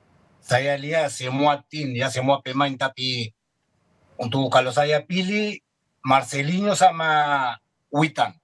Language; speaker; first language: Indonesian; non-native, fluent; Spanish